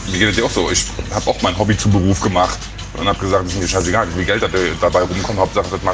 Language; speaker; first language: German; native; German